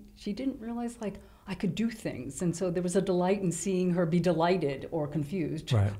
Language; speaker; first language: English; native; English